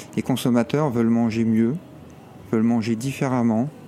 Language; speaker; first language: French; native; French